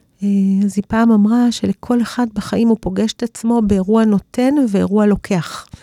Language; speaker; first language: Hebrew; early bilingual, other home language; English